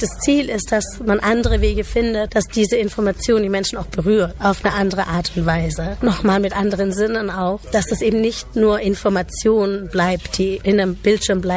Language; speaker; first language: German; native; German